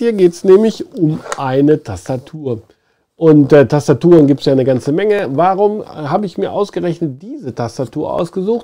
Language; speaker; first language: German; native; German